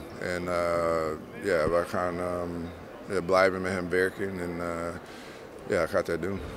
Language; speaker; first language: Dutch; non-native, fluent; English